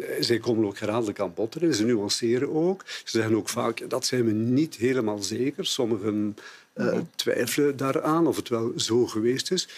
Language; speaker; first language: Dutch; native; Dutch